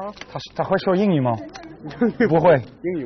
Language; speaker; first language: Chinese; non-native, learner; English